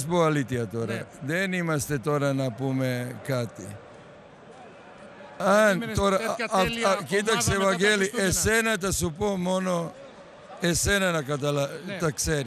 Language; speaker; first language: Greek; non-native, fluent; Serbian